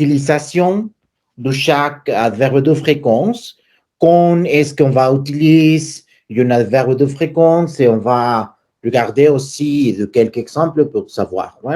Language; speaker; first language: French; non-native, fluent; Spanish